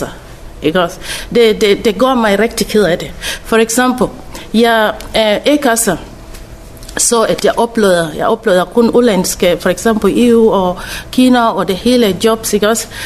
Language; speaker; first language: Danish; non-native, fluent; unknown